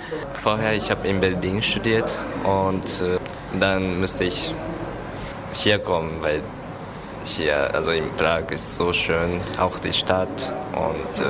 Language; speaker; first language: German; non-native, learner; Japanese